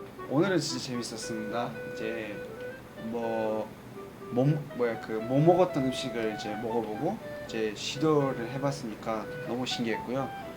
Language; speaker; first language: Korean; non-native, fluent; Uzbek